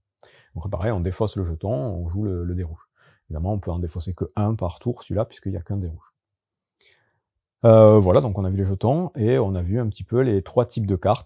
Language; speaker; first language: French; native; French